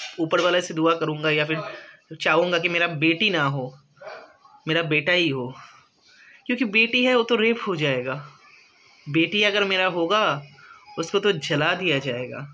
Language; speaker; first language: Hindi; non-native, local second language; Bangla